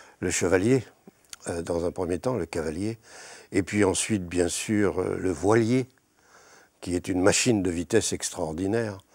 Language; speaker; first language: French; native; French